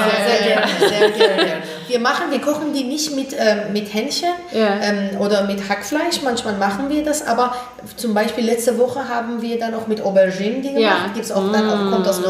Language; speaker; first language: German; non-native, fluent; Persian